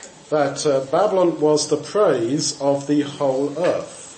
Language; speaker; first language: English; native; English